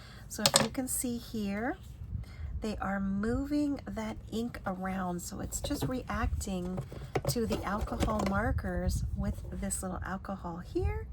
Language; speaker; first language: English; native; English